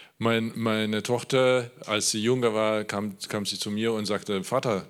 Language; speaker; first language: German; non-native, learner; Polish